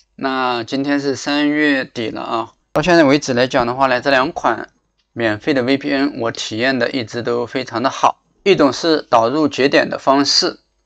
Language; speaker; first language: Chinese; native; Chinese